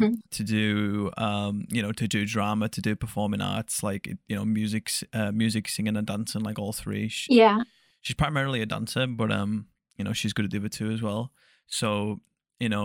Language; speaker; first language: English; native; English